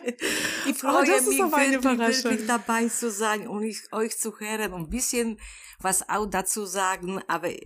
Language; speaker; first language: German; non-native, learner; Polish